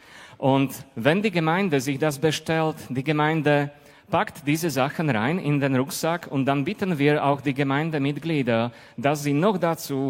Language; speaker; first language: German; non-native, fluent; Slovak